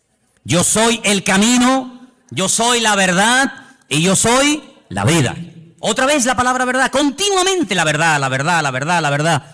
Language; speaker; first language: Spanish; native; Spanish